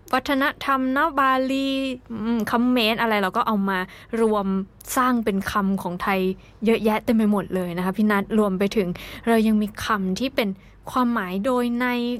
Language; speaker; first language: Thai; native; Thai